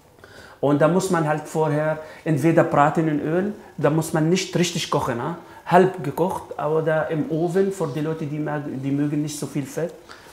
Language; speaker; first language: German; non-native, fluent; Arabic